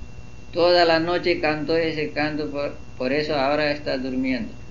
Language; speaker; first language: Spanish; non-native, fluent; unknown